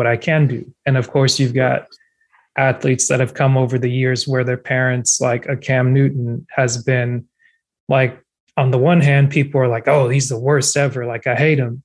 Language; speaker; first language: English; non-native, local second language; French